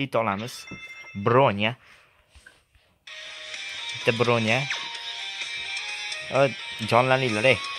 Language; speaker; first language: Turkish; non-native, learner; Uzbek